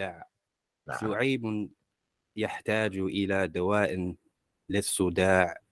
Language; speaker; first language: Arabic; non-native, learner; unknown